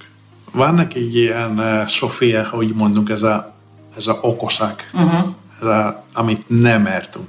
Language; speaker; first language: Hungarian; non-native, learner; Greek